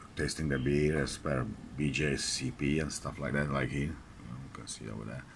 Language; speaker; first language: English; non-native, fluent; Czech